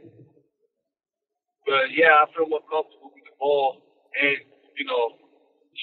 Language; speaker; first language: English; non-native, fluent; Spanish